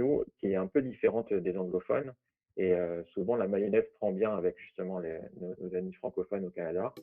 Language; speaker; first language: French; native; French